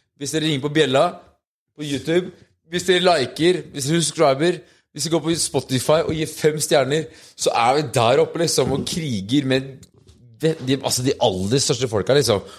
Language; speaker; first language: Norwegian; native; Norwegian